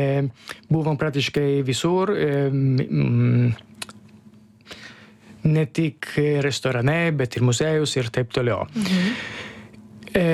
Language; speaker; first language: Lithuanian; non-native, learner; Italian